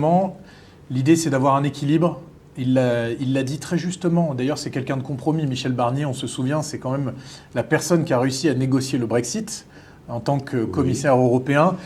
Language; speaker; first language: French; native; French